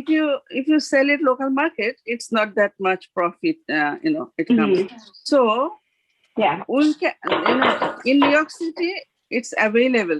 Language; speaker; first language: English; non-native, fluent; Bangla